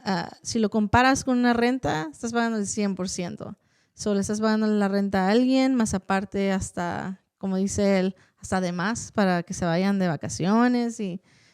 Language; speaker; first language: Spanish; early bilingual, heritage; Spanish